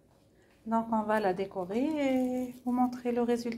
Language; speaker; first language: French; non-native, local second language; Arabic